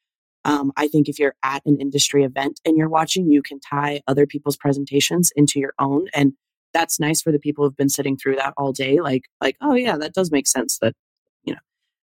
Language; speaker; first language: English; native; English